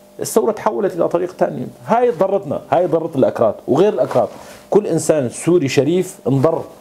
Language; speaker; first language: Arabic; non-native, local second language; Kurdish